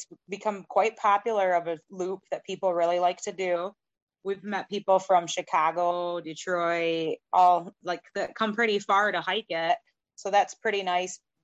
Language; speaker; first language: English; native; English